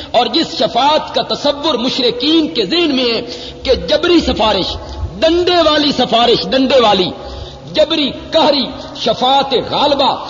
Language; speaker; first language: Urdu; non-native, local second language; Punjabi